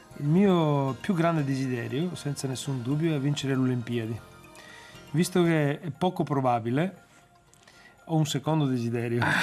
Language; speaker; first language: Italian; non-native, fluent; Bulgarian